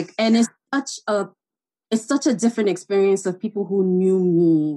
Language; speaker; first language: English; non-native, local second language; Igbo